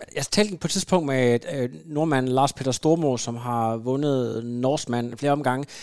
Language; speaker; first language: Danish; native; Danish